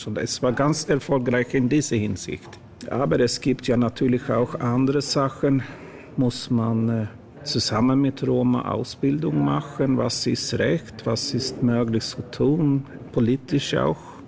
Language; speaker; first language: German; non-native, learner; Swedish